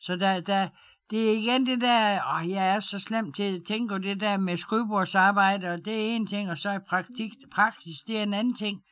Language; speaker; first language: Danish; native; Danish